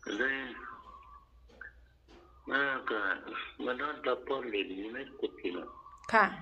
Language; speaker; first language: Thai; non-native, local second language; Northeastern Thai